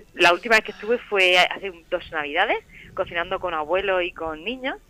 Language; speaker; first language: Spanish; native; Spanish